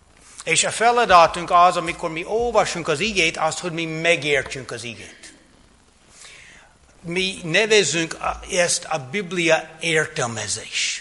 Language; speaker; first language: Hungarian; non-native, fluent; English